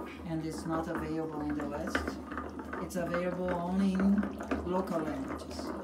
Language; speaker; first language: English; non-native, fluent; Portuguese